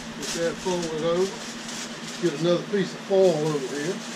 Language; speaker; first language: English; native; English